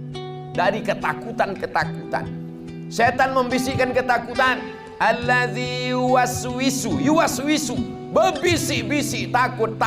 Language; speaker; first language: Malay; native; Malay